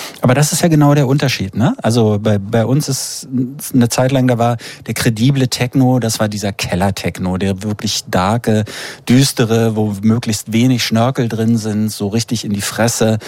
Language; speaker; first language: German; native; German